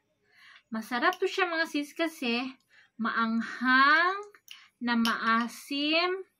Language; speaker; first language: Filipino; non-native, local second language; Cebuano